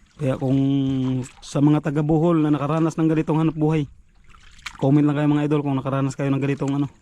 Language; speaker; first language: Filipino; non-native, local second language; Cebuano